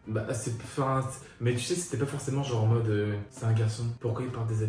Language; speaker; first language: French; native; French